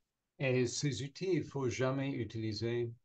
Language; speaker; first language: French; non-native, learner; English